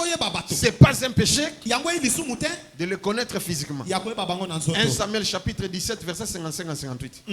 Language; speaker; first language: French; non-native, local second language; Lingala